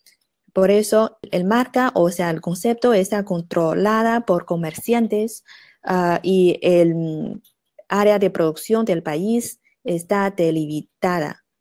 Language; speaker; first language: Spanish; non-native, fluent; Chinese